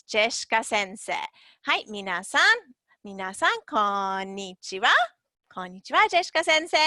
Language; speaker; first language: Japanese; non-native, fluent; English